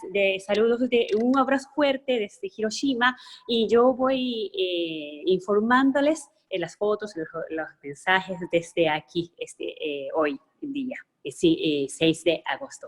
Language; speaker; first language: Spanish; non-native, fluent; Japanese